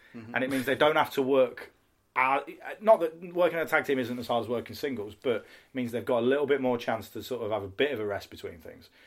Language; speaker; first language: English; native; English